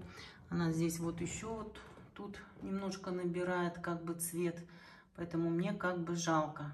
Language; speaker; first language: Russian; native; Russian